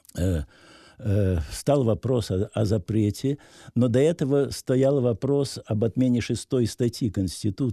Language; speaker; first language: Russian; native; Russian